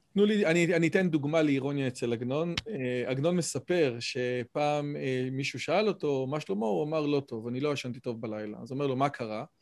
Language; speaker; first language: Hebrew; native; Hebrew